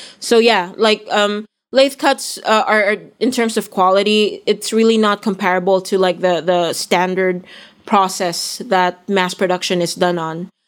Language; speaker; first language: English; non-native, local second language; Filipino